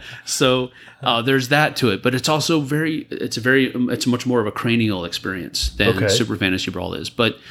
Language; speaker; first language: English; native; English